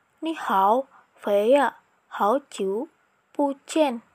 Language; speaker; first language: Chinese; non-native, learner; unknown